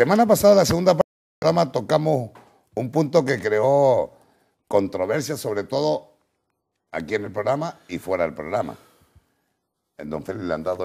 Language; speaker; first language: Spanish; native; Spanish